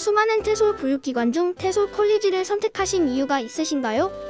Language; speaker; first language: Korean; native; Korean